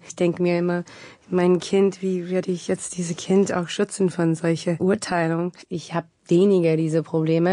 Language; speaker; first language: German; non-native, fluent; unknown